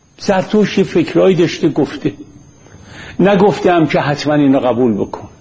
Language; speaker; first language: Persian; native; Persian